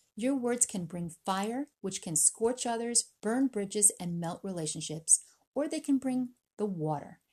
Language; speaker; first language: English; native; English